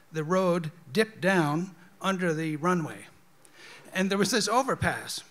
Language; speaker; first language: English; native; English